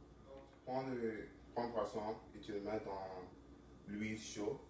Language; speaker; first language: French; non-native, learner; English